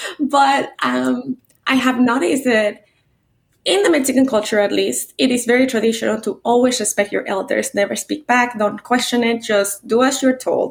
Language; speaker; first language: English; non-native, fluent; Spanish